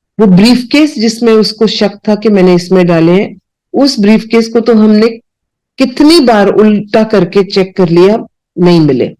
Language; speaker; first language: Hindi; non-native, local second language; Punjabi